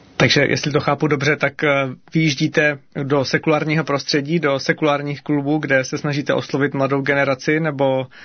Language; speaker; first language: Czech; native; Czech